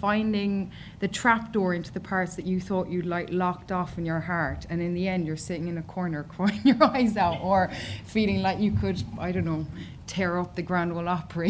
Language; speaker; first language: English; native; English